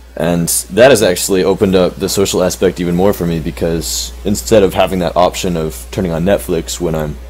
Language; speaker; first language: English; native; English